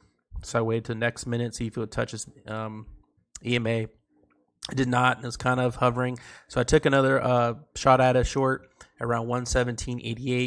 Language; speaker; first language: English; native; English